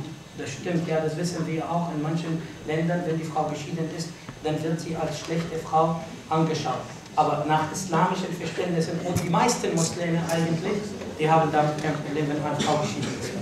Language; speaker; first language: German; non-native, fluent; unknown